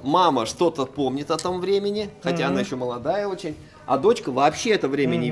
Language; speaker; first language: Russian; native; Russian